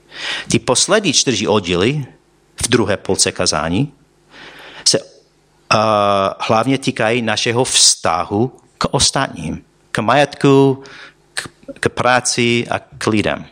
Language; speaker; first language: Czech; non-native, fluent; English